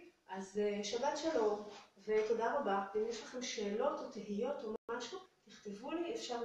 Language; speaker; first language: Hebrew; native; Hebrew